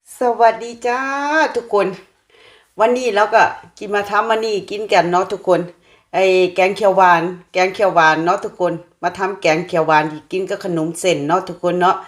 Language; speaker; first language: Thai; non-native, local second language; Lao